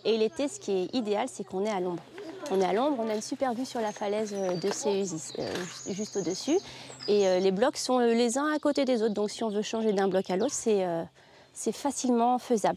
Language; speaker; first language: French; native; French